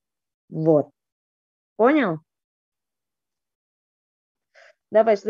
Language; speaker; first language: Russian; non-native, fluent; Indonesian